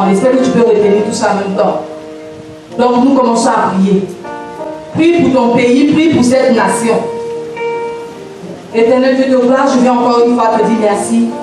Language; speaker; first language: French; non-native, local second language; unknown